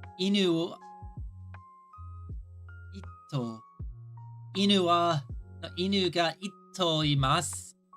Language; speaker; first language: Japanese; non-native, learner; English